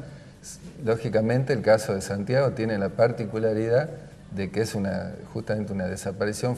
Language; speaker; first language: Spanish; native; Spanish